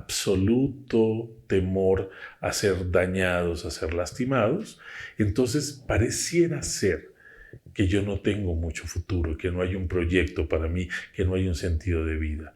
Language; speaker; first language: Spanish; native; Spanish